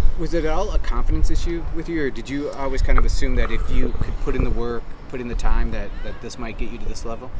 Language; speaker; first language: English; native; English